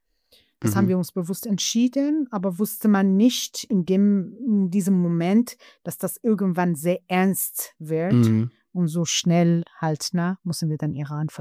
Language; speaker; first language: German; non-native, fluent; Persian